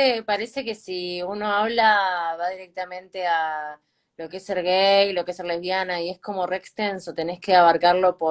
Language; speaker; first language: Spanish; native; Spanish